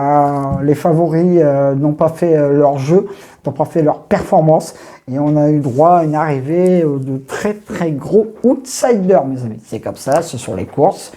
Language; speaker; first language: French; native; French